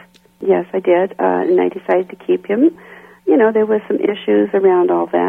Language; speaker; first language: English; native; English